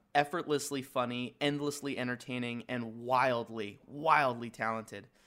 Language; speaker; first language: English; native; English